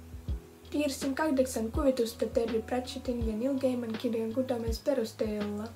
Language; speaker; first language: Finnish; non-native, learner; Russian